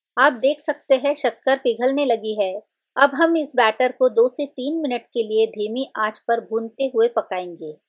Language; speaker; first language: Hindi; non-native, local second language; Marathi